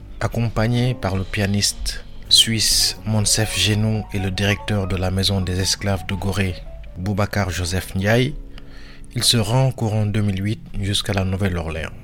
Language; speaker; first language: French; non-native, local second language; Wolof